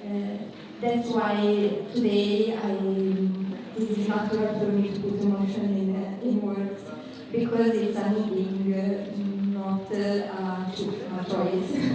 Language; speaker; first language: English; non-native, learner; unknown